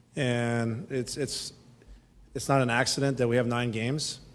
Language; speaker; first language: English; native; English